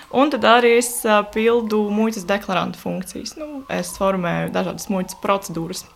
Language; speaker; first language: Latvian; non-native, local second language; Russian